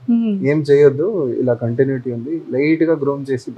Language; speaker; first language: Telugu; non-native, fluent; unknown